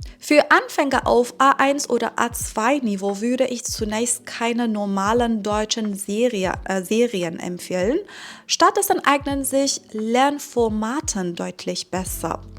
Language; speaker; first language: German; non-native, fluent; Persian